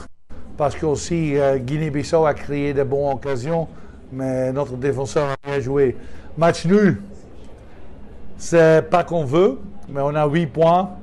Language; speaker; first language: French; non-native, fluent; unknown